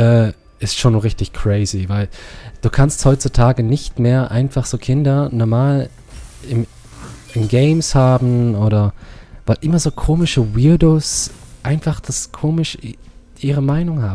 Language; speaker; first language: German; non-native, learner; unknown